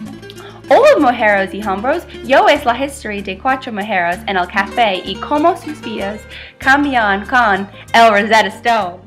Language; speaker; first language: Spanish; non-native, learner; English